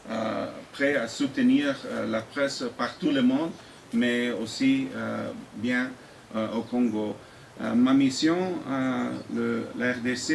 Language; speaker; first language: French; non-native, fluent; English